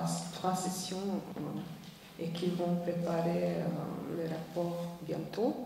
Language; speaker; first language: French; non-native, fluent; Slovenian